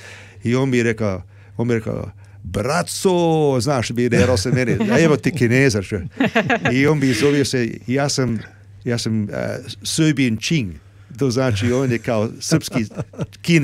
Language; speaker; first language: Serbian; early bilingual, heritage; Serbian